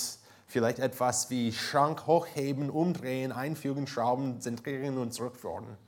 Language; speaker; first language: German; non-native, fluent; English